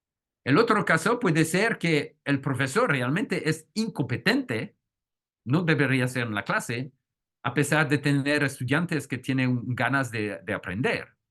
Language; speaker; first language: Spanish; non-native, fluent; French